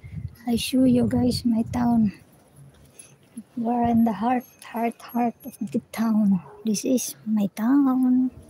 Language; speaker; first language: English; non-native, local second language; Filipino